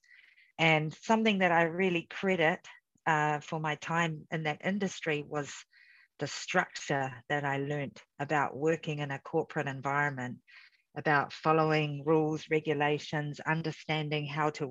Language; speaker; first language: English; native; English